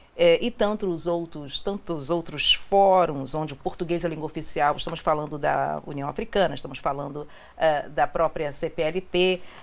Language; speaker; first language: Portuguese; native; Portuguese